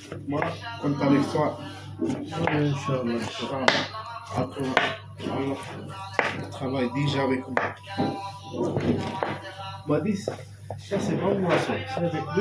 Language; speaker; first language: French; non-native, learner; Arabic